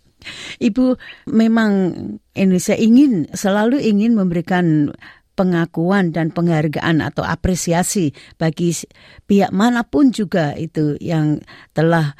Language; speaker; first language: Indonesian; native; Indonesian